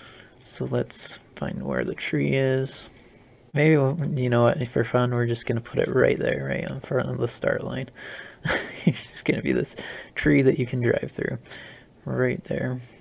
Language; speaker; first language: English; native; English